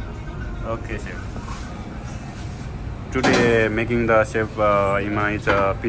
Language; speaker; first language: English; non-native, learner; Nepali